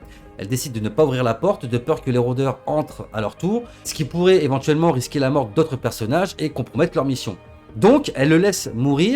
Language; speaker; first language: French; native; French